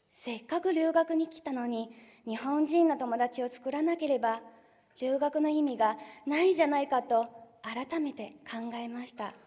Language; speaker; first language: Japanese; non-native, fluent; Chinese